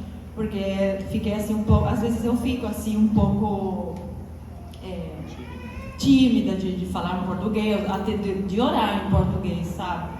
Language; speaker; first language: Portuguese; non-native, fluent; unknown